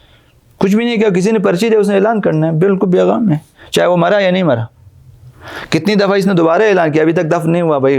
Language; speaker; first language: Urdu; non-native, local second language; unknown